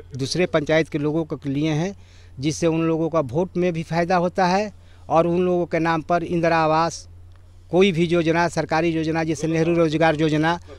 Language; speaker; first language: Hindi; native; Hindi